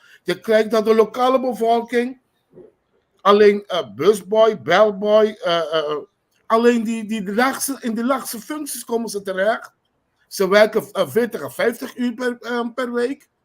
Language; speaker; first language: Dutch; non-native, local second language; Papiamento